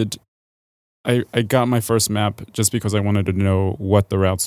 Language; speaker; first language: English; early bilingual, other home language; Spanish